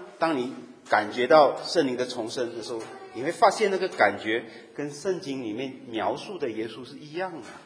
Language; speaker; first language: Chinese; native; Chinese